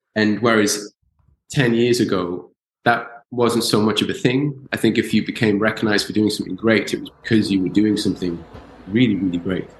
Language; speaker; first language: English; native; English